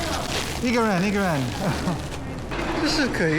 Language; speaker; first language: Chinese; non-native, learner; English